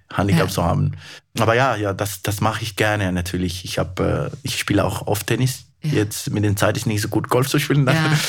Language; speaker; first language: German; non-native, fluent; Spanish